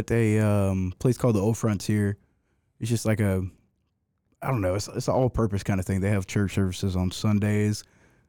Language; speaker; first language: English; native; English